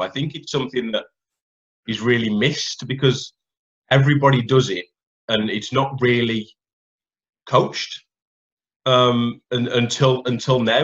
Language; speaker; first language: English; native; English